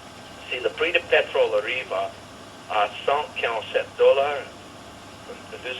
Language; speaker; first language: French; non-native, fluent; English